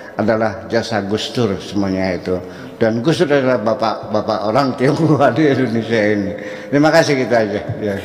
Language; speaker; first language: Indonesian; native; Indonesian